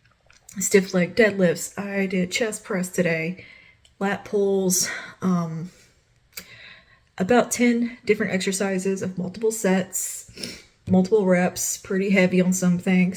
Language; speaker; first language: English; native; English